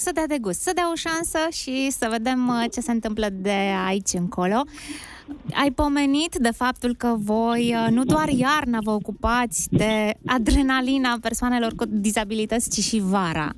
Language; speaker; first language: Romanian; native; Romanian